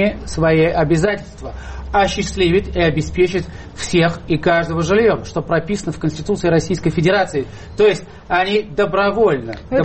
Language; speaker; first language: Russian; native; Russian